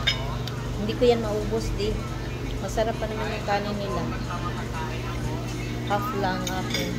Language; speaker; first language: Filipino; native; Filipino